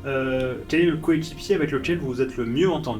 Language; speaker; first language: French; native; French